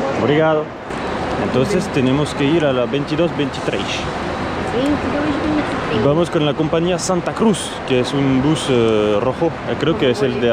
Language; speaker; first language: Spanish; non-native, fluent; French